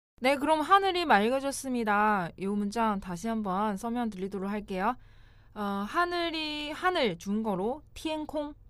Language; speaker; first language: Korean; non-native, fluent; Chinese